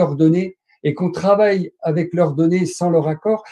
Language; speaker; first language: French; native; French